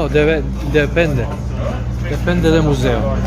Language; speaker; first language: Spanish; non-native, learner; Macedonian